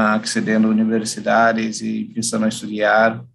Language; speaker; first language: Spanish; non-native, learner; Portuguese